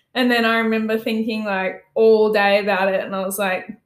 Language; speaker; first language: English; native; English